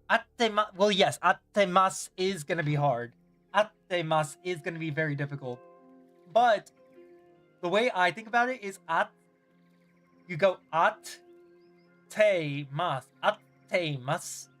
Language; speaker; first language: Japanese; non-native, learner; English